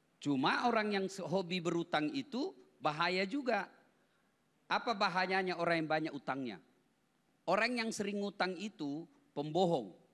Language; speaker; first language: Indonesian; native; Indonesian